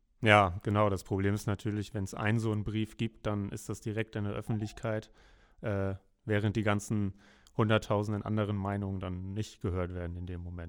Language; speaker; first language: German; native; German